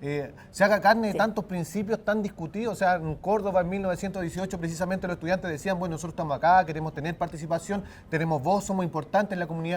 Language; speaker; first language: Spanish; native; Spanish